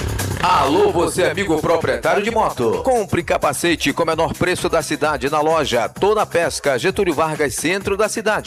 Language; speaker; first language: Portuguese; native; Portuguese